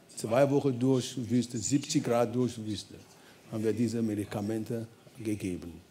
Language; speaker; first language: German; non-native, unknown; Ewe